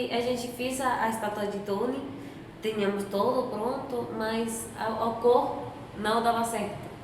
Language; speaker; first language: Portuguese; non-native, fluent; Spanish